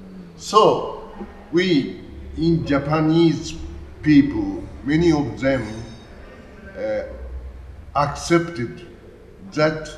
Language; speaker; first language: English; non-native, learner; Japanese